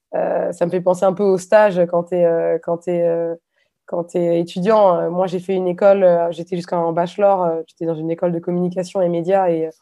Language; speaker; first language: French; native; French